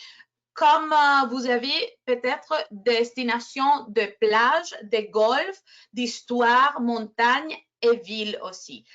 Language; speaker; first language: French; non-native, fluent; Spanish